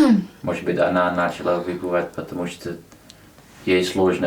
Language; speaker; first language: Russian; non-native, fluent; Dutch